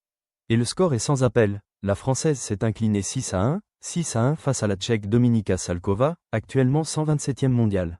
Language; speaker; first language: French; native; French